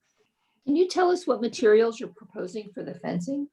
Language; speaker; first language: English; native; English